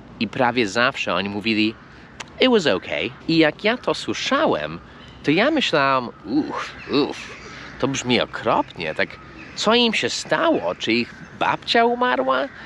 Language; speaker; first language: Polish; non-native, fluent; English